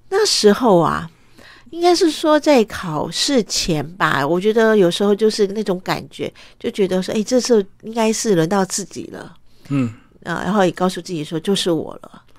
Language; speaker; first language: Chinese; early bilingual, other home language; Cantonese